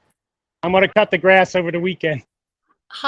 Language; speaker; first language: English; native; English